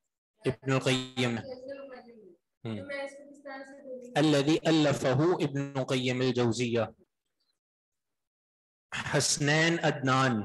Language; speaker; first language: Arabic; non-native, fluent; Urdu